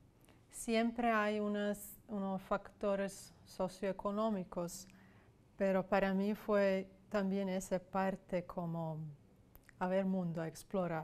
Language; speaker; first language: Spanish; non-native, fluent; Serbian